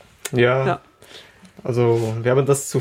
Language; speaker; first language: German; non-native, learner; Arabic